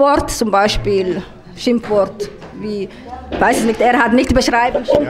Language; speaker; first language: German; non-native, learner; Somali